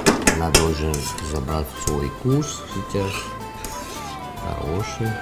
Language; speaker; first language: Russian; non-native, learner; Italian